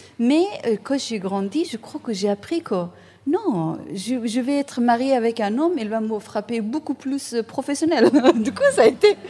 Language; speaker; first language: French; non-native, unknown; Persian